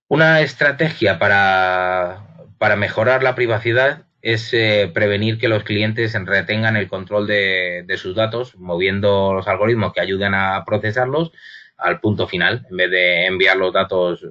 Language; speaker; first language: Spanish; native; Spanish